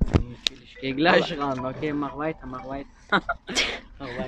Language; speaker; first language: German; early bilingual, other home language; Turkish